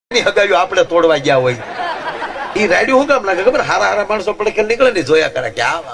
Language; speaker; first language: Gujarati; native; Gujarati